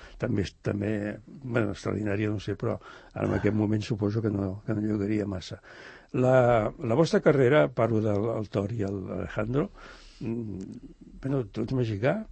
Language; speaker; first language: Catalan; native; Catalan